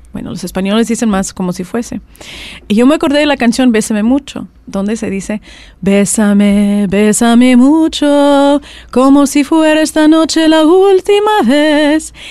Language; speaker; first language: Spanish; non-native, fluent; Russian